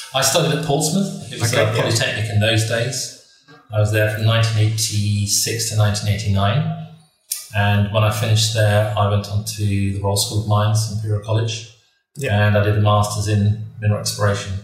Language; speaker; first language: English; native; English